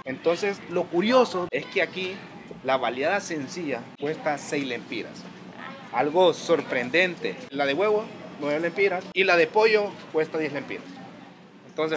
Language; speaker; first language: Spanish; native; Spanish